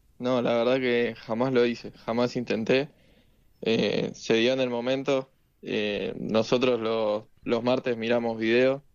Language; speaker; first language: Spanish; native; Spanish